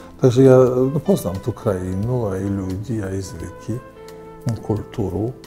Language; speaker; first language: Slovak; non-native, learner; Polish